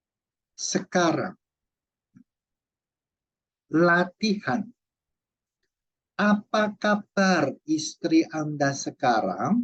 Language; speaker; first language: Indonesian; non-native, fluent; Chinese